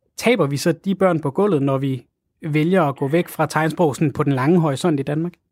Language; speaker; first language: Danish; native; Danish